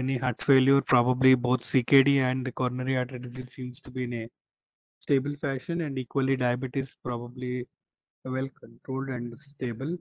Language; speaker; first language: English; non-native, local second language; Telugu